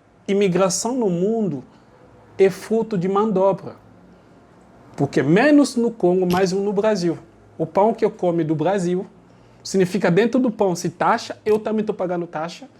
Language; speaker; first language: Portuguese; non-native, learner; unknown